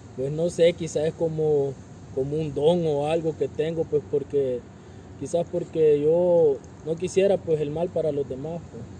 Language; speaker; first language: Spanish; native; Spanish